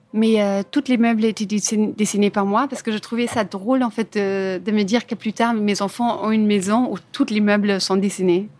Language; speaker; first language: French; non-native, fluent; German